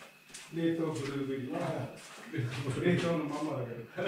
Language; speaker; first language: Japanese; native; Japanese